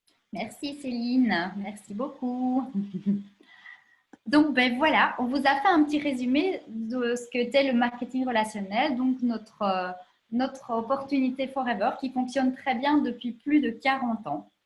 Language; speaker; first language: French; native; French